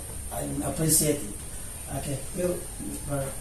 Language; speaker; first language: English; non-native, learner; Indonesian